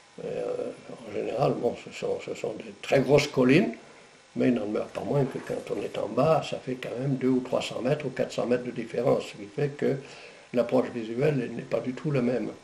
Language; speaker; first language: French; non-native, local second language; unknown